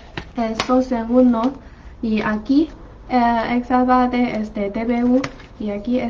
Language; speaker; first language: Spanish; non-native, learner; Chinese